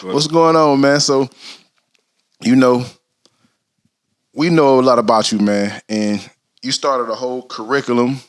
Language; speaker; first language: English; native; English